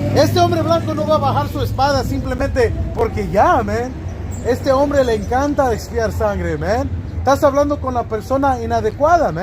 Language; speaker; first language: Spanish; early bilingual, other home language; English